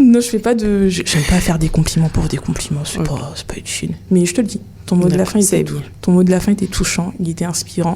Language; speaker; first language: French; native; French